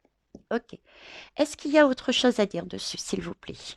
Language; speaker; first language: French; native; French